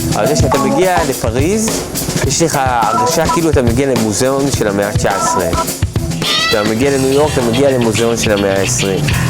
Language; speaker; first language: Hebrew; native; Hebrew